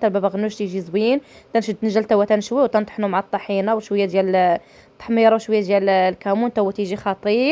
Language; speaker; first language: Arabic; native; Arabic